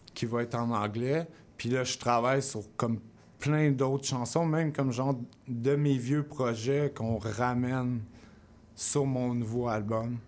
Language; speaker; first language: French; native; French